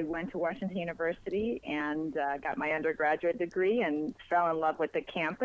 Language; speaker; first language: English; non-native, fluent; Spanish